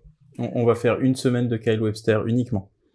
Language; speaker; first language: French; native; French